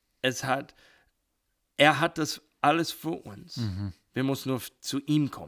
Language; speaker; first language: German; non-native, learner; English